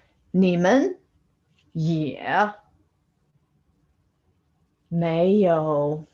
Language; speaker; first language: Chinese; non-native, fluent; English